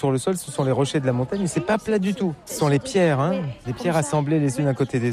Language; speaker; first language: French; native; French